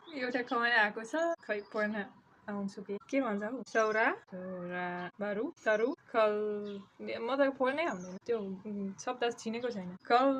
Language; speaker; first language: Nepali; non-native, learner; Dutch